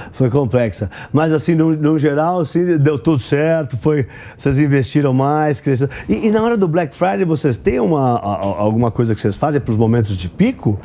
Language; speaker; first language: Portuguese; native; Portuguese